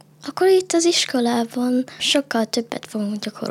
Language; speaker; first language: Hungarian; non-native, learner; Chinese